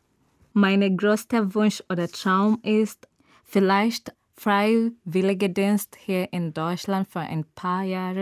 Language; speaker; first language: German; non-native, learner; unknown